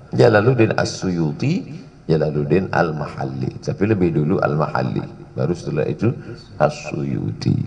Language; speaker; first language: Indonesian; native; Indonesian